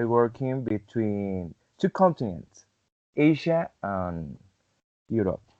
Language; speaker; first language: English; non-native, learner; Spanish